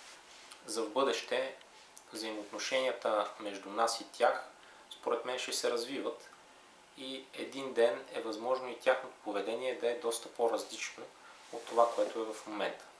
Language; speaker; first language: Bulgarian; native; Bulgarian